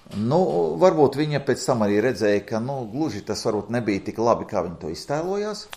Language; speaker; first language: Latvian; native; Latvian